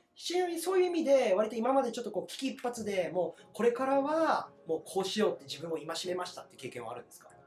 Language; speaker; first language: Japanese; native; Japanese